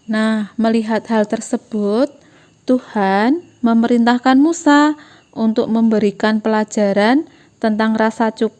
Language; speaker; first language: Indonesian; native; Indonesian